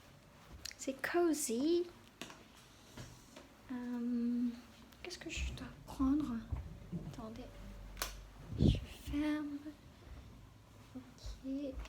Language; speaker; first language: French; non-native, learner; Korean